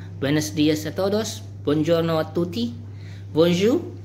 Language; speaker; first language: Italian; non-native, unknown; Filipino